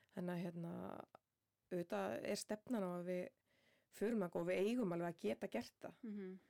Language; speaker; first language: Icelandic; native; Icelandic